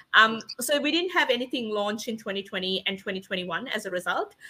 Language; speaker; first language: English; non-native, local second language; Sinhala